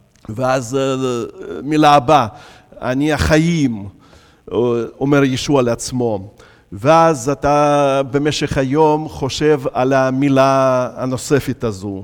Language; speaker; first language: Hebrew; non-native, fluent; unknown